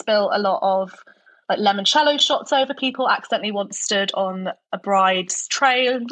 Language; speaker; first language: English; native; English